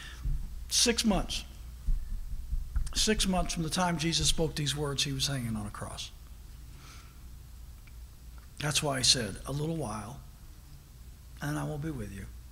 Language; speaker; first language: English; native; English